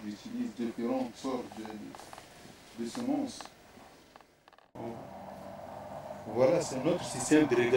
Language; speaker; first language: French; non-native, local second language; Arabic